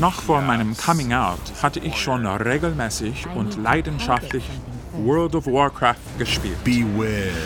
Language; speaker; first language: German; non-native, fluent; English